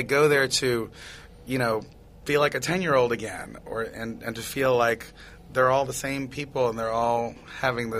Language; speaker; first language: English; native; English